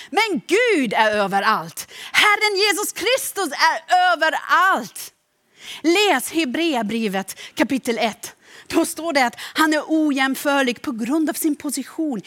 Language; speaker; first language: Swedish; non-native, fluent; German